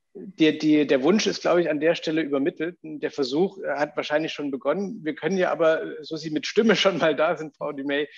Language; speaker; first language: German; native; German